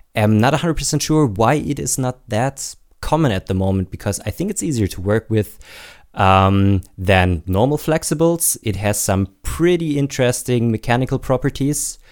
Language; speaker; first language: English; non-native, fluent; German